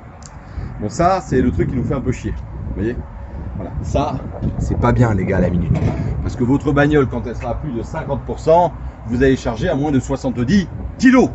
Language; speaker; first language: French; native; French